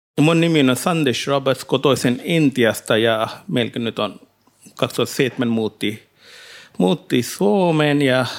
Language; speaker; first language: Finnish; non-native, learner; Hindi